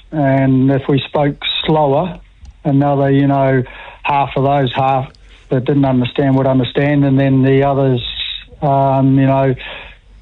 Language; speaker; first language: English; native; English